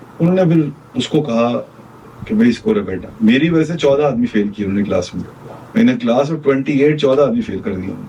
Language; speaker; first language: Urdu; non-native, local second language; Punjabi